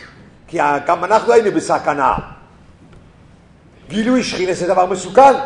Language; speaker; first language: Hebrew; non-native, fluent; English